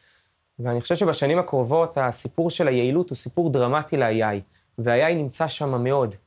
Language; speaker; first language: Hebrew; native; Hebrew